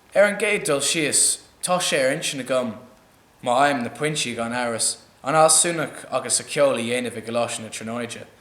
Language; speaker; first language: Irish; non-native, local second language; English